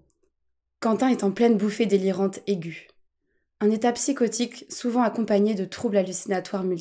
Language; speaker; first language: French; native; French